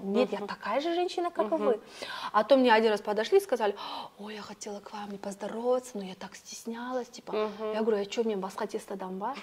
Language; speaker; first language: Russian; non-native, local second language; Kazakh